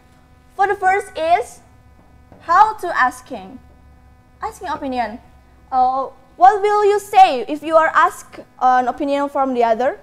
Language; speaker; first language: English; non-native, learner; Indonesian